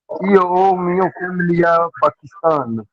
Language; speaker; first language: Italian; non-native, learner; Urdu